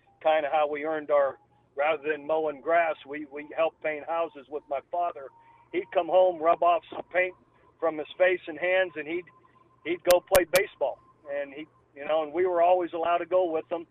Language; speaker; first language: English; native; English